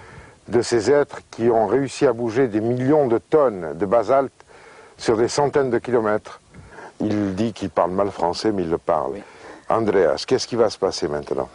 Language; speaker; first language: French; native; French